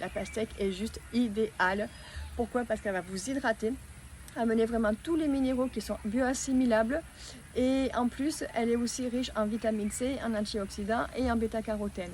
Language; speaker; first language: French; native; French